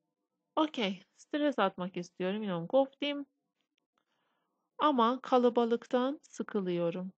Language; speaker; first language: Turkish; non-native, fluent; Persian